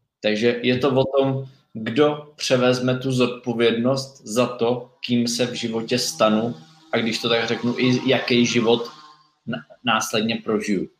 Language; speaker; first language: Czech; native; Czech